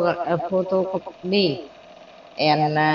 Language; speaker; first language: English; non-native, learner; Vietnamese